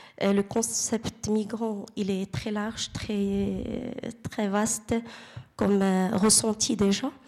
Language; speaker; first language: French; non-native, fluent; Arabic